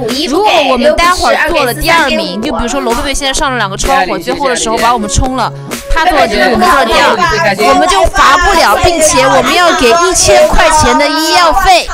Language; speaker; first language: Chinese; native; Chinese